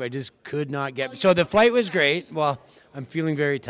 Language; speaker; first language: English; native; English